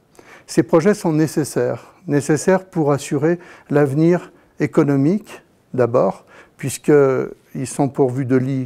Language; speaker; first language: French; native; French